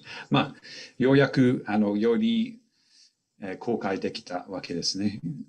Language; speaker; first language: Japanese; non-native, fluent; English